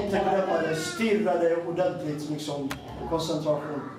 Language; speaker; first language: Swedish; non-native, fluent; Amharic